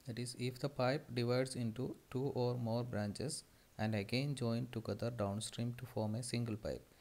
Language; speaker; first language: English; non-native, local second language; Malayalam